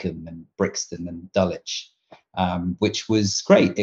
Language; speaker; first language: English; native; English